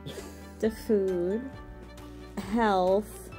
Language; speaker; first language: English; non-native, fluent; Portuguese